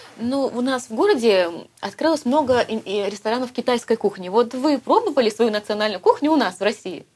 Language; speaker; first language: Russian; native; Russian